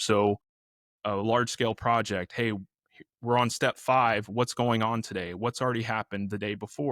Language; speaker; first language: English; native; English